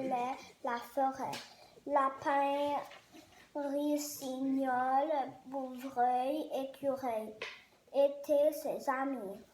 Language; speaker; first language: French; non-native, learner; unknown